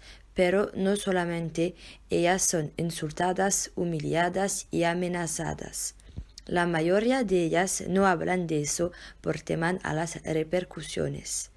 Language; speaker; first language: Spanish; non-native, learner; French